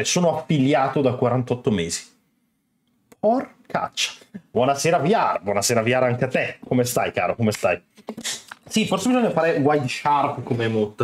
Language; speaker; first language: Italian; native; Italian